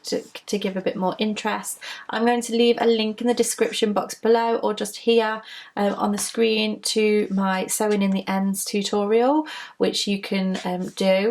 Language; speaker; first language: English; native; English